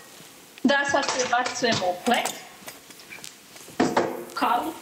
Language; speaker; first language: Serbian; early bilingual, heritage; Serbian